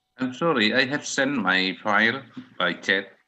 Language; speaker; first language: English; non-native, fluent; Indonesian